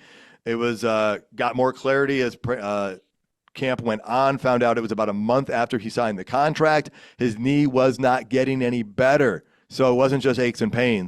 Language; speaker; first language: English; native; English